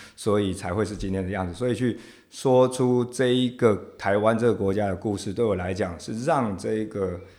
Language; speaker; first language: Chinese; non-native, local second language; Min Nan Chinese